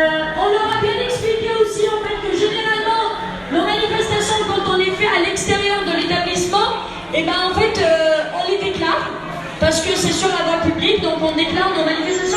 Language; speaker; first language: French; native; French